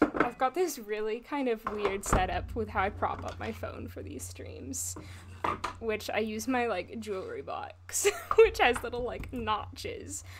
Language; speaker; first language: English; native; English